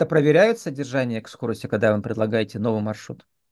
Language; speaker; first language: Russian; native; Russian